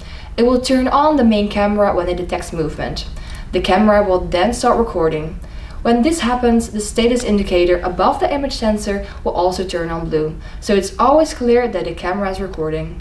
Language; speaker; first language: English; non-native, fluent; Dutch